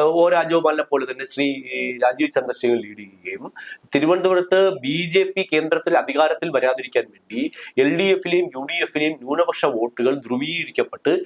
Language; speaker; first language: Malayalam; native; Malayalam